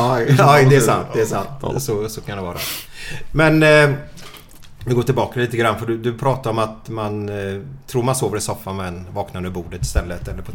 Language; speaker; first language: Swedish; native; Swedish